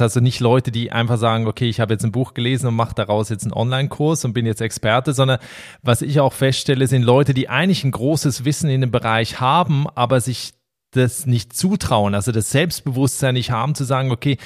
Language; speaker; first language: German; native; German